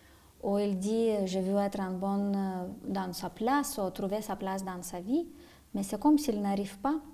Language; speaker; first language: French; non-native, fluent; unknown